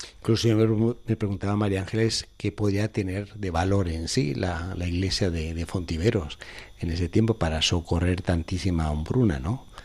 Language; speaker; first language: Spanish; native; Spanish